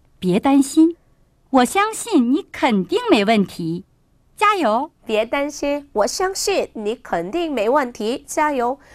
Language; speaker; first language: Chinese; non-native, fluent; Korean